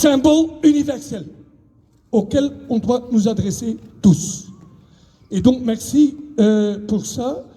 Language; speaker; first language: French; non-native, local second language; Dutch